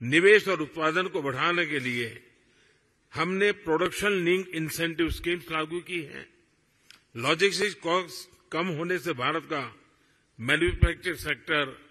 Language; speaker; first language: Hindi; non-native, local second language; Gujarati